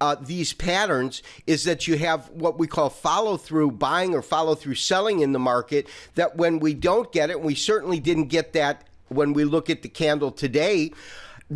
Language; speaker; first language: English; native; English